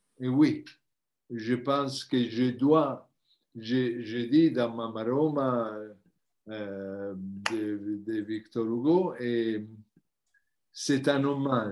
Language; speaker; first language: French; non-native, learner; Italian